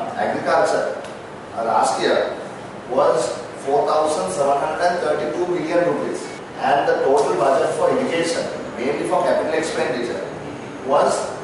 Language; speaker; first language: English; non-native, local second language; Sinhala